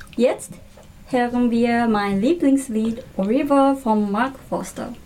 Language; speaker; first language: German; non-native, fluent; Japanese